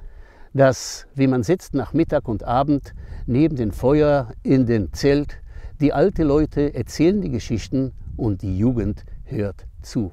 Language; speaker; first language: German; non-native, fluent; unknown